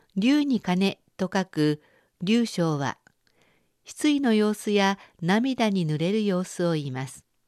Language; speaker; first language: Japanese; native; Japanese